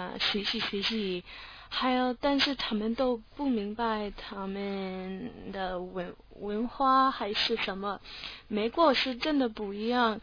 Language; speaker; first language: Chinese; non-native, learner; English